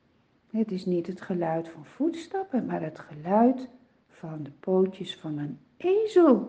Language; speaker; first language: Dutch; native; Dutch